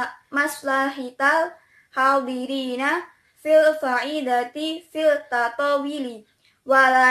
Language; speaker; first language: Arabic; non-native, learner; Indonesian